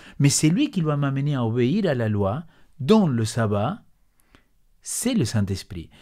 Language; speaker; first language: French; non-native, fluent; Spanish